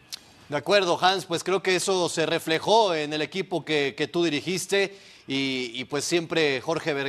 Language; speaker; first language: Spanish; native; Spanish